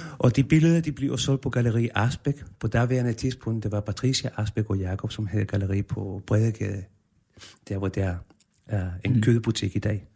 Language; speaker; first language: Danish; non-native, fluent; Spanish